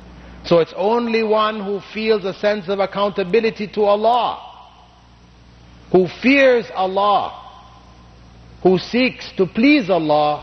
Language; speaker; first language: English; non-native, fluent; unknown